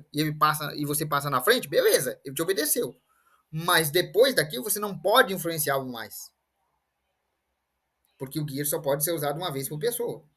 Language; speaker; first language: Portuguese; native; Portuguese